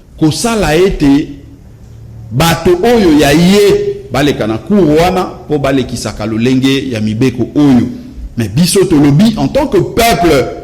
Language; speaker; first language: Lingala; native; Lingala